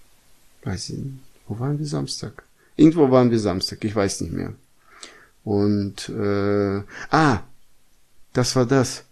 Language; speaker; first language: German; early bilingual, other home language; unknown